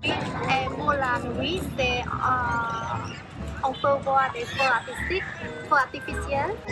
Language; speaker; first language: French; non-native, learner; Khmer